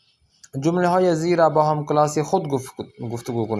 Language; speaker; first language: Persian; non-native, fluent; Urdu